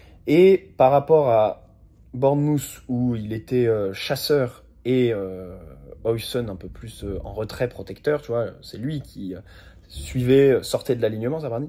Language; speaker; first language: French; native; French